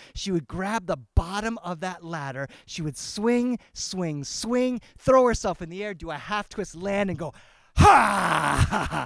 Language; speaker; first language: English; early bilingual, other home language; Spanish